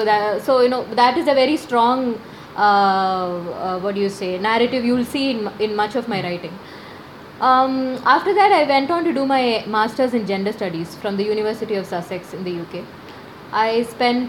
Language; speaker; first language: English; non-native, local second language; Malayalam